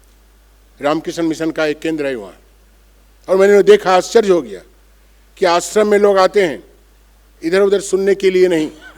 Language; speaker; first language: Hindi; non-native, local second language; Bangla